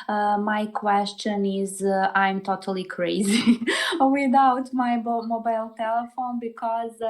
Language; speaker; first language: English; non-native, learner; Serbian